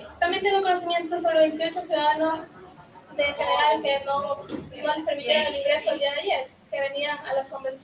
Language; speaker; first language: Spanish; non-native, learner; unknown